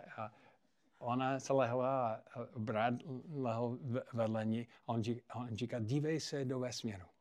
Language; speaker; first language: Czech; non-native, fluent; English